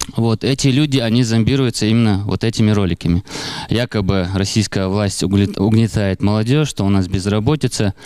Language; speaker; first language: Russian; non-native, local second language; Ingush